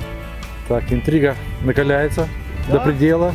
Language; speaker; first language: Russian; native; Russian